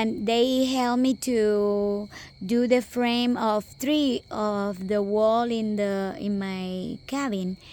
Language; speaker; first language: English; non-native, local second language; Spanish